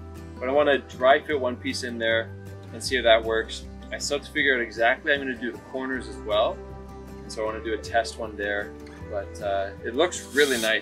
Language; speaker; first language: English; native; English